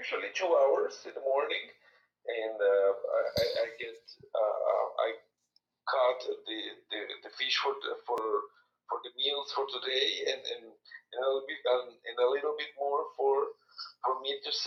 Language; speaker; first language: English; non-native, fluent; Spanish